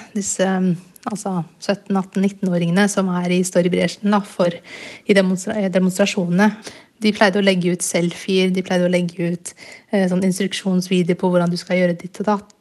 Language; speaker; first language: Norwegian; early bilingual, other home language; Burmese